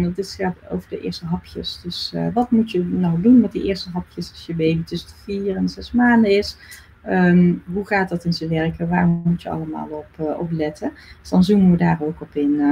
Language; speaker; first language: Dutch; native; Dutch